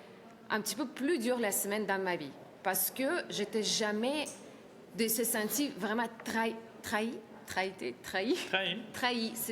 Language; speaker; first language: French; non-native, learner; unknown